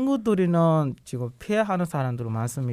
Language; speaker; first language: Korean; non-native, learner; Burmese